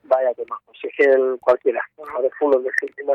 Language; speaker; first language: Spanish; native; Spanish